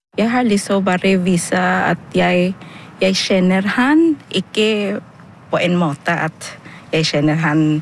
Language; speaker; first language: Norwegian; non-native, fluent; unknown